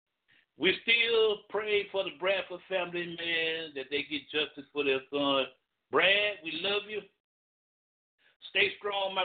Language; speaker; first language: English; native; English